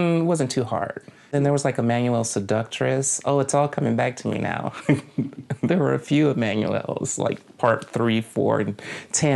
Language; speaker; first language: English; native; English